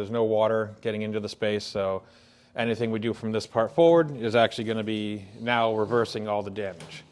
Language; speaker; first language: English; native; English